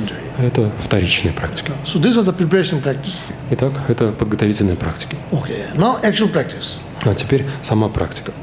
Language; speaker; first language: Russian; native; Russian